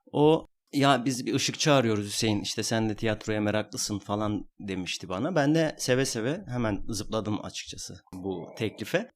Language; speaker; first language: Turkish; non-native, local second language; Kurdish